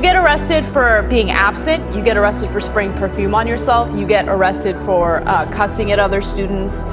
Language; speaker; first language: English; native; English